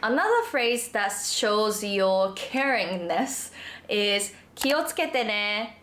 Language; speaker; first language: English; non-native, fluent; Japanese